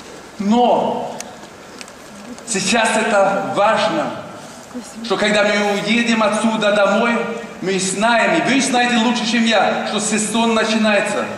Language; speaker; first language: Russian; non-native, learner; Swedish